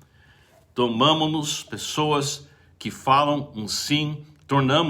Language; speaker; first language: Portuguese; non-native, fluent; English